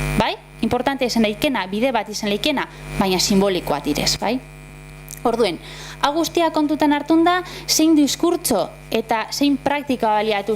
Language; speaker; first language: Basque; native; Basque